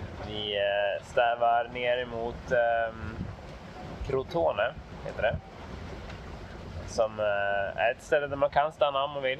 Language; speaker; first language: Swedish; native; Swedish